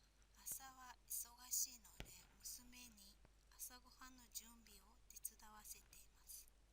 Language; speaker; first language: Japanese; non-native, fluent; Mongolian